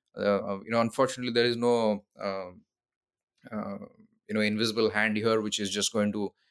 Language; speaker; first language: English; non-native, local second language; Odia